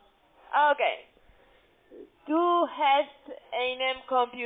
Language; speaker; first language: German; non-native, learner; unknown